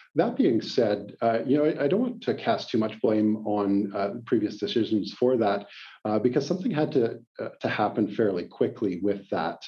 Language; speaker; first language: English; native; English